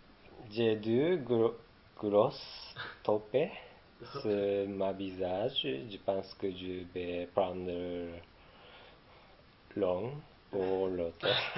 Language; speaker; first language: French; non-native, learner; Japanese